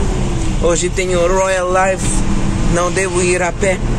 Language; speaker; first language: Portuguese; non-native, learner; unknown